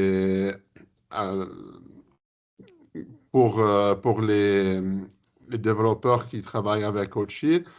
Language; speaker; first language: French; early bilingual, heritage; English